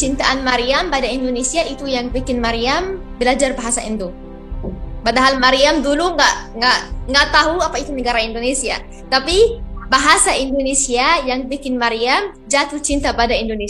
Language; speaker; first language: Indonesian; non-native, fluent; Arabic